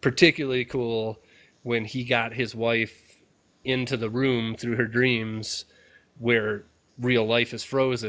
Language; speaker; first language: English; native; English